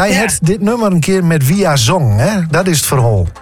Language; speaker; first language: Dutch; native; Dutch